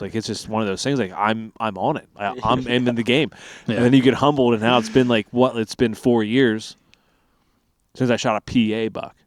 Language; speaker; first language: English; native; English